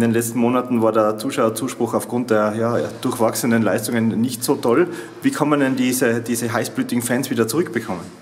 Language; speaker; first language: German; native; German